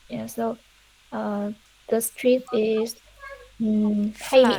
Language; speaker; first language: English; non-native, learner; Vietnamese